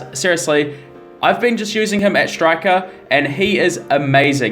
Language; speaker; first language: English; native; English